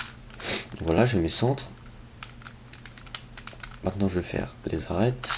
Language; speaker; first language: French; native; French